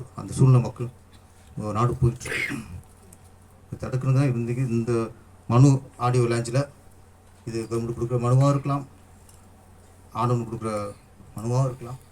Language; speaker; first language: Tamil; native; Tamil